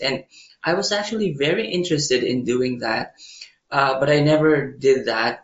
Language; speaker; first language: English; non-native, local second language; Filipino